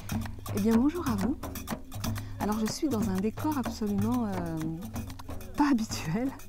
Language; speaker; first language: French; native; French